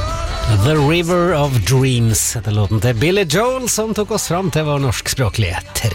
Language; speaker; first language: Norwegian; native; Norwegian